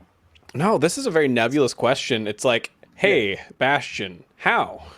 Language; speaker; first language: English; native; English